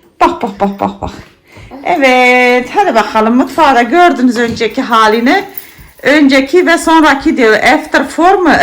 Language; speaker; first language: Turkish; early bilingual, heritage; Turkish